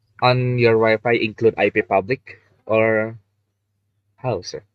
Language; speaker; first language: English; non-native, learner; Indonesian